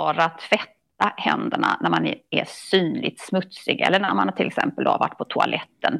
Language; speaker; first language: Swedish; native; Swedish